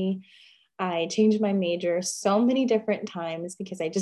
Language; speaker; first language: English; native; English